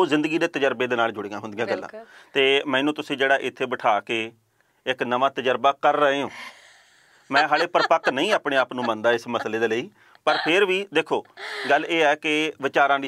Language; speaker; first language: Punjabi; native; Punjabi